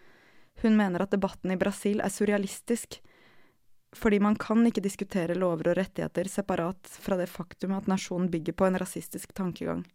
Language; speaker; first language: Norwegian; native; Norwegian